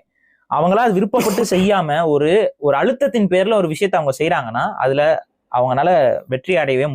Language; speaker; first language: Tamil; native; Tamil